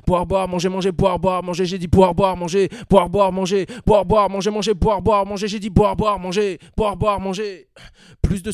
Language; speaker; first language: French; native; French